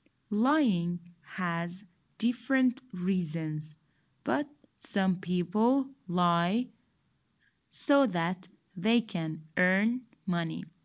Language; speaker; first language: English; non-native, fluent; Persian